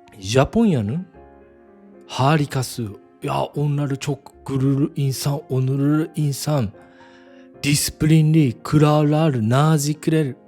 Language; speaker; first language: Turkish; non-native, fluent; Japanese